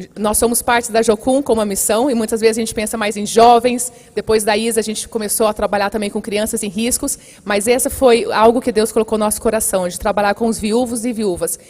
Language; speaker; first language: Portuguese; native; Portuguese